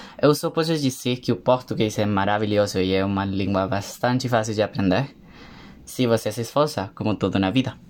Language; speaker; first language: Portuguese; non-native, learner; Spanish